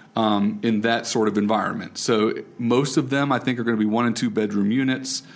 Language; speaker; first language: English; native; English